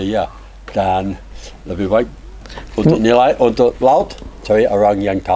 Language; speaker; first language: Indonesian; non-native, learner; English